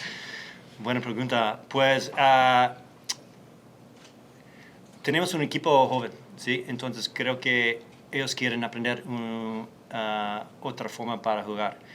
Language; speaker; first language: Spanish; non-native, learner; English